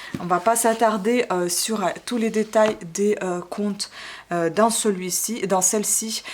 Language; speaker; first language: French; non-native, fluent; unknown